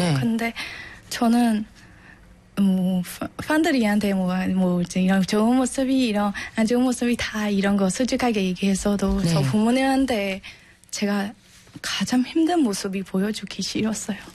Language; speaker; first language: Korean; non-native, learner; Burmese